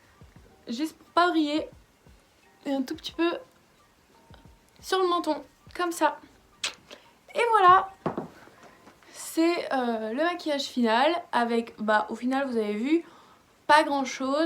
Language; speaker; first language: French; native; French